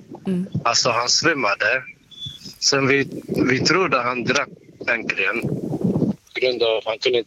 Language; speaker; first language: Swedish; non-native, learner; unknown